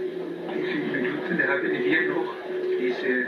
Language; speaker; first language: German; non-native, learner; Kinyarwanda